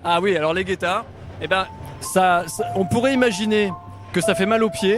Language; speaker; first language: French; native; French